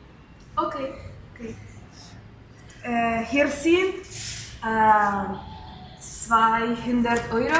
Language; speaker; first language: German; non-native, learner; Spanish